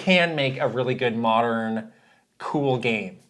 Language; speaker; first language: English; native; English